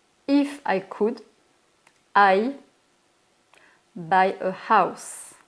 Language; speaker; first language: English; non-native, fluent; French